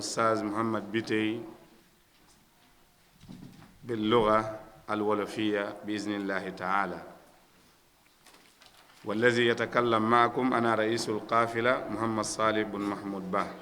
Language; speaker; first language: Arabic; non-native, fluent; Wolof